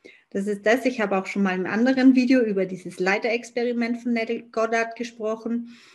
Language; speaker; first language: German; native; German